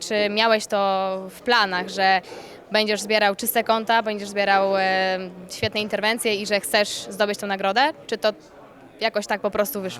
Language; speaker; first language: Polish; native; Polish